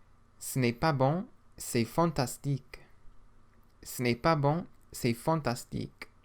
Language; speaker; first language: French; non-native, fluent; English